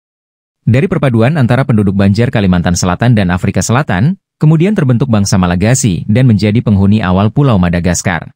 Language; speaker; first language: Indonesian; native; Indonesian